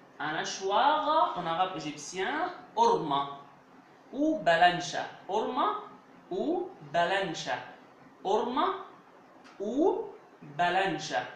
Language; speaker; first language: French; non-native, fluent; Arabic